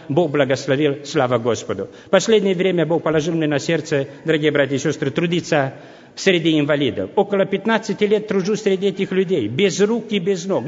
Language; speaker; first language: Russian; non-native, local second language; Romanian